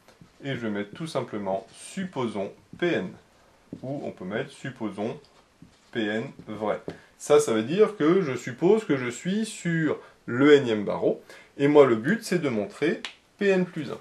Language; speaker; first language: French; native; French